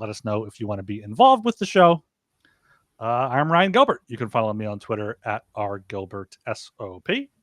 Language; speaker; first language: English; native; English